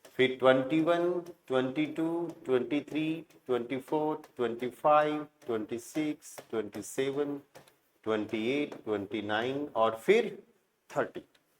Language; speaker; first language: Hindi; native; Hindi